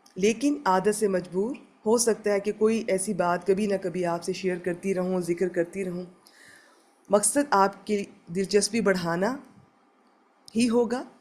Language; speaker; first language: Urdu; native; Urdu